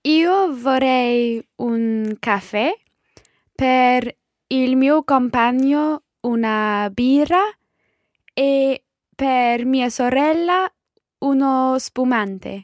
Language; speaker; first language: Italian; non-native, learner; English